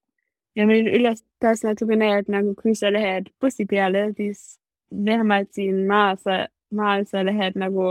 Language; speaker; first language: Estonian; non-native, learner; German